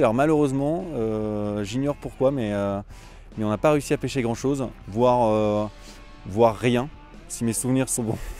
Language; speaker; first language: French; native; French